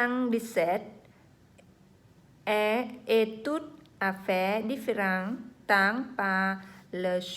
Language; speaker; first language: French; non-native, learner; Vietnamese